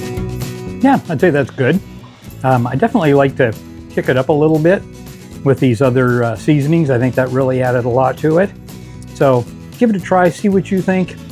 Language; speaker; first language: English; native; English